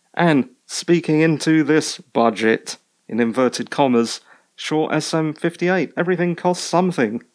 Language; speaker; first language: English; native; English